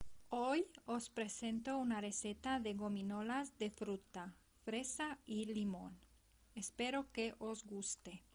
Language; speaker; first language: Spanish; non-native, fluent; Romanian